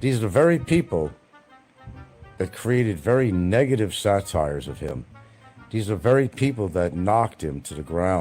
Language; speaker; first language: English; native; English